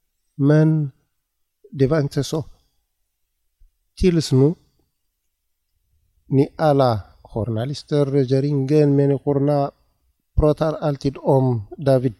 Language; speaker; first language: Swedish; non-native, learner; Tigrinya